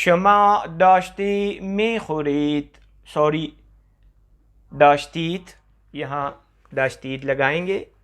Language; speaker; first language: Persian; non-native, fluent; Urdu